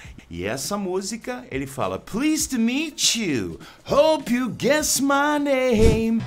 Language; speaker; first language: English; non-native, fluent; Portuguese